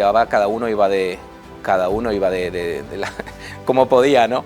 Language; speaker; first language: Spanish; native; Spanish